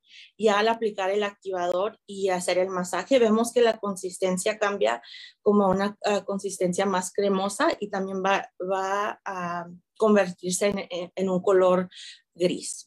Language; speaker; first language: Spanish; early bilingual, heritage; Spanish